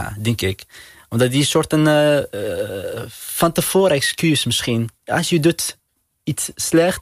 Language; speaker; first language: Dutch; non-native, fluent; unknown